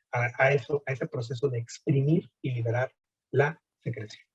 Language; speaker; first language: Spanish; native; Spanish